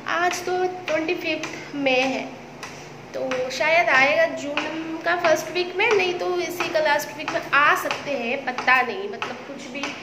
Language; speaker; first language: Hindi; non-native, local second language; Bangla